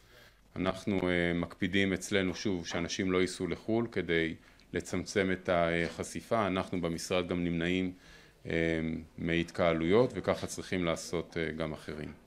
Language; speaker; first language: Hebrew; native; Hebrew